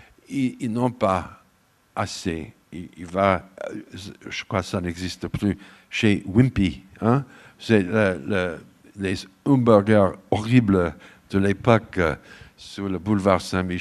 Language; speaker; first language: French; non-native, fluent; English